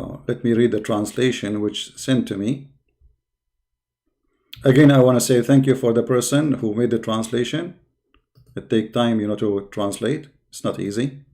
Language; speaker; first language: English; non-native, fluent; Arabic